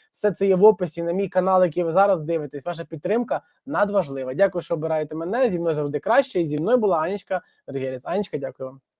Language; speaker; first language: Ukrainian; non-native, local second language; Russian